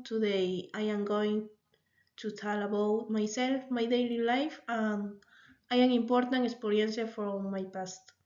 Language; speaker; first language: English; non-native, learner; Spanish